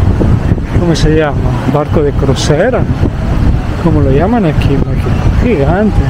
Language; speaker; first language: Spanish; non-native, learner; Italian